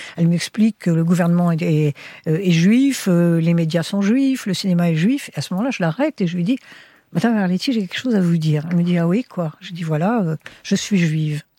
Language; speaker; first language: French; early bilingual, heritage; French